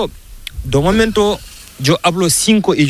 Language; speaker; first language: Spanish; non-native, learner; Fula